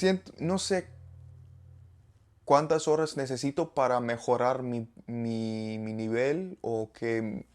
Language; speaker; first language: Spanish; non-native, learner; English